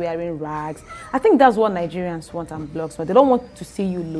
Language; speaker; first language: English; non-native, local second language; Igbo